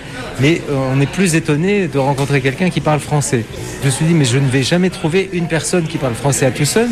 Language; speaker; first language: French; native; French